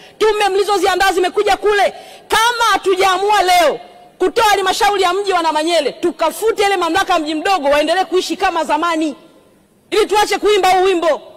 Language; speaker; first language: Swahili; native; Swahili